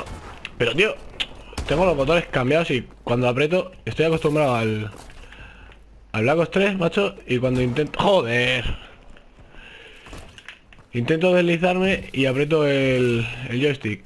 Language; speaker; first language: Spanish; native; Spanish